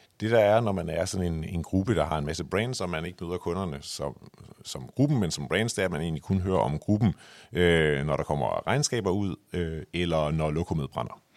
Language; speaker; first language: Danish; native; Danish